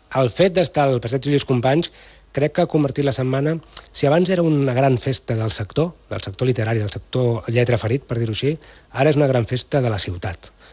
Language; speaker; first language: Catalan; native; Catalan